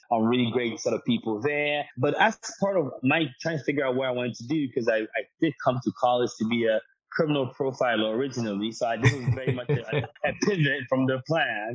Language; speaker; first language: English; non-native, local second language; Akan